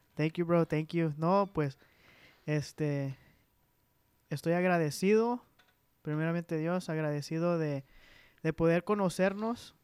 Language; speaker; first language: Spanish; early bilingual, heritage; Spanish